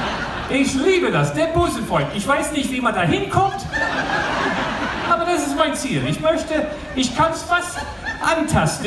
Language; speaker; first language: German; non-native, fluent; English